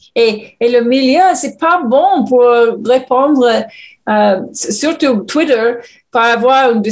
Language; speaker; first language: French; non-native, learner; English